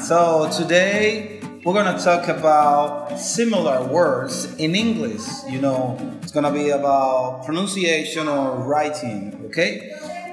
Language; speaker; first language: English; non-native, fluent; Spanish